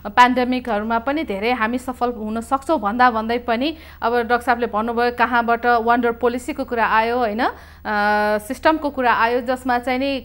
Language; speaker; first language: Nepali; native; Nepali